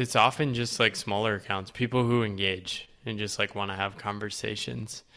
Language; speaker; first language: English; native; English